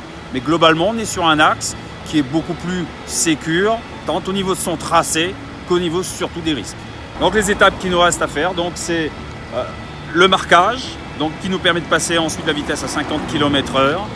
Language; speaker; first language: French; native; French